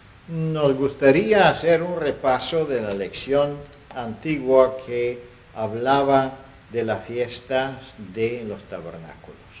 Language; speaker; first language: Spanish; non-native, fluent; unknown